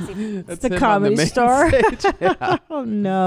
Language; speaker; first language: English; native; English